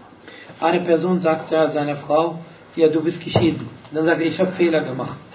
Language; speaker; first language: German; non-native, fluent; Arabic